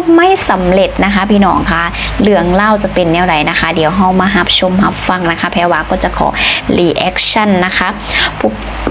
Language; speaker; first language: Thai; native; Thai